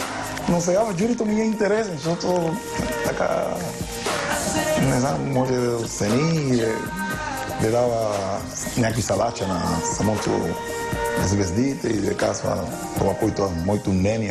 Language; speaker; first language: Bulgarian; non-native, learner; Spanish